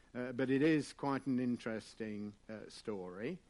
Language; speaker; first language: English; native; English